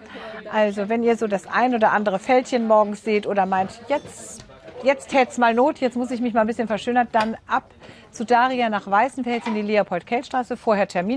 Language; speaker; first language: German; native; German